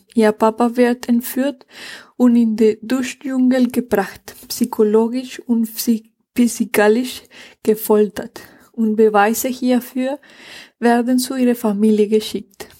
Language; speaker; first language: German; non-native, fluent; Spanish